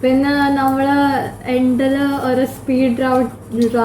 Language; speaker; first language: Malayalam; early bilingual, heritage; Malayalam